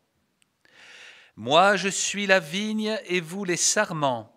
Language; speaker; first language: French; native; French